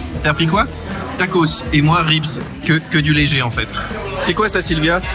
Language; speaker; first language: French; native; French